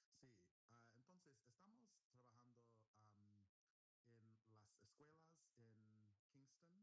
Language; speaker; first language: Spanish; non-native, learner; English